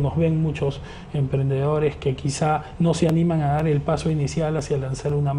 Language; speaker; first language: Spanish; native; Spanish